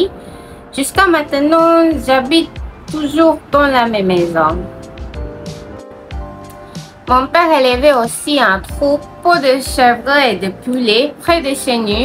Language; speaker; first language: French; non-native, learner; Malay